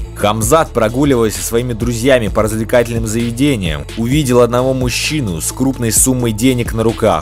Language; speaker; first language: Russian; native; Russian